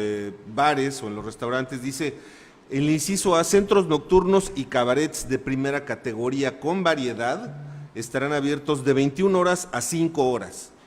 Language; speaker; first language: Spanish; native; Spanish